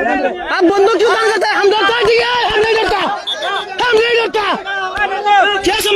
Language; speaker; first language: Hindi; non-native, learner; Bangla